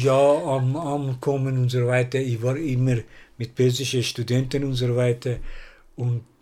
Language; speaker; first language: German; non-native, learner; Persian